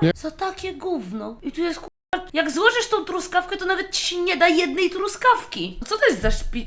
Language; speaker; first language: Polish; native; Polish